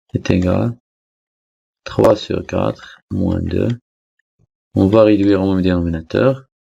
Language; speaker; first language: French; non-native, local second language; Arabic